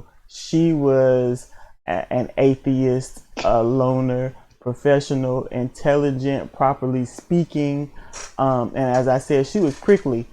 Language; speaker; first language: English; native; English